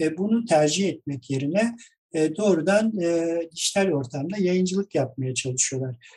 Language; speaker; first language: Turkish; native; Turkish